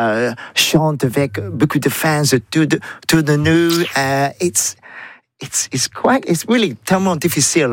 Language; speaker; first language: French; non-native, learner; English